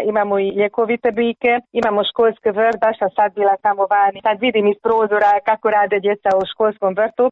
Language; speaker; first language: Croatian; early bilingual, heritage; Croatian